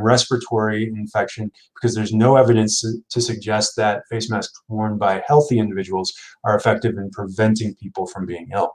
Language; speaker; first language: English; native; English